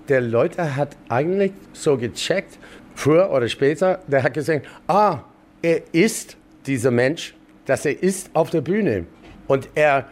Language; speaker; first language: German; non-native, learner; English